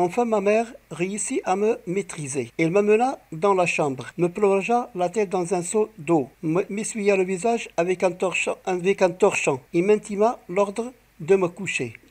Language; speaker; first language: French; non-native, local second language; Arabic